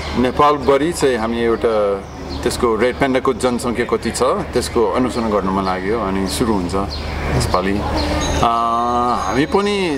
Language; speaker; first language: Nepali; non-native, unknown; English